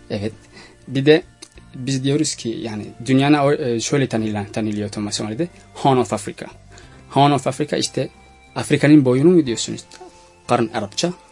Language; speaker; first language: Turkish; non-native, fluent; Somali